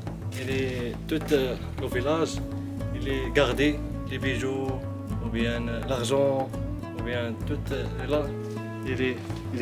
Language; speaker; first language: French; non-native, learner; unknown